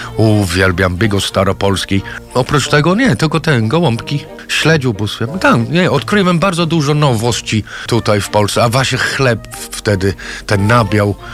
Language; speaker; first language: Polish; non-native, fluent; English